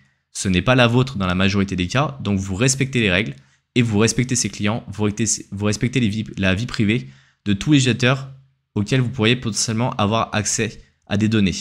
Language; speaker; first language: French; native; French